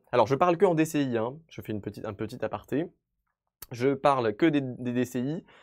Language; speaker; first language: French; native; French